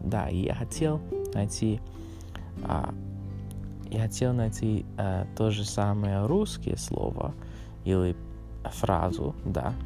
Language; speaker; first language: Russian; non-native, learner; English